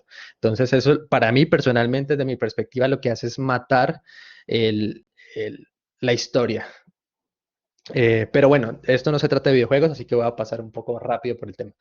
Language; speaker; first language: Spanish; native; Spanish